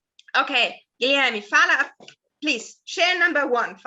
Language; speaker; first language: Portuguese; non-native, fluent; German